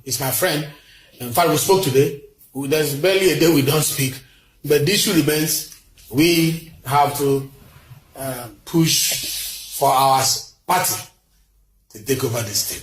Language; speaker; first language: English; non-native, local second language; Igbo